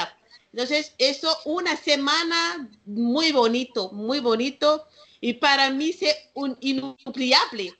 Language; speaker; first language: Spanish; non-native, learner; Malagasy